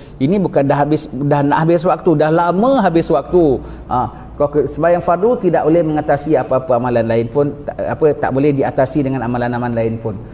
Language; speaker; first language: Malay; native; Malay